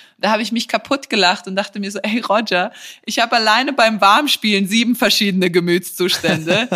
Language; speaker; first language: German; early bilingual, other home language; Serbian